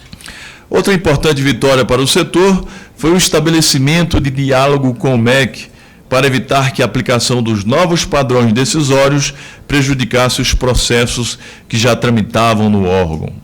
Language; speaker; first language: Portuguese; native; Portuguese